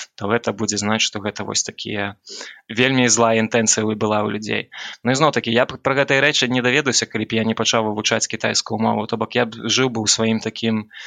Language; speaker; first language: Belarusian; non-native, local second language; Russian